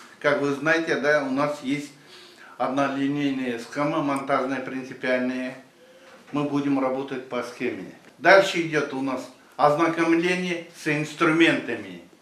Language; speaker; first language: Russian; non-native, local second language; Kazakh